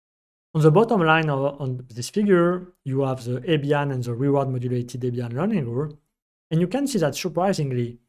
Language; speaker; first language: English; non-native, fluent; French